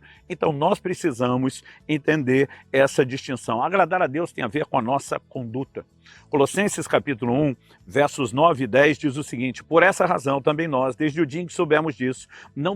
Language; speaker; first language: Portuguese; native; Portuguese